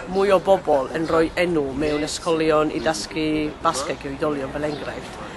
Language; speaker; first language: Welsh; non-native, learner; Basque